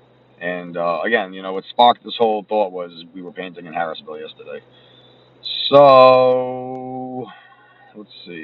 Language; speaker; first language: English; native; English